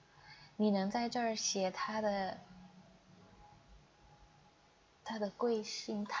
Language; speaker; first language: Chinese; non-native, fluent; Indonesian